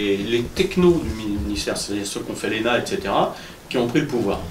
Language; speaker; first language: French; native; French